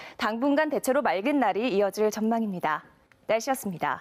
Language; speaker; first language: Korean; native; Korean